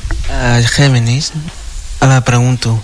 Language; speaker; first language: Catalan; non-native, local second language; Spanish